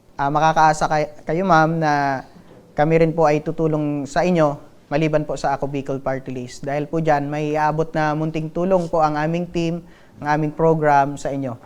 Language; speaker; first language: Filipino; non-native, local second language; Bikol